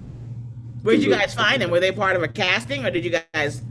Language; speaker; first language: English; native; English